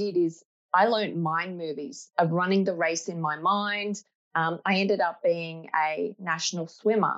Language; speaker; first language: English; native; English